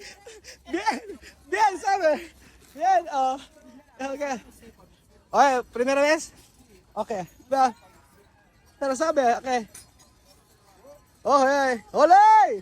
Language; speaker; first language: Spanish; non-native, learner; Filipino